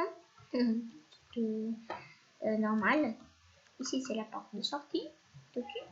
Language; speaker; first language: French; non-native, fluent; Spanish